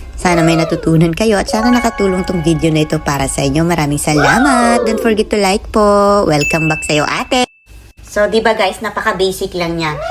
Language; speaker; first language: Filipino; non-native, local second language; Cebuano